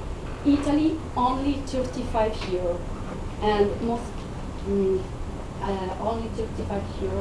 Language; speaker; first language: English; non-native, fluent; Italian